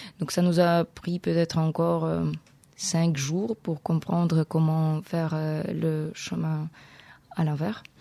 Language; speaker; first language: French; non-native, fluent; Ukrainian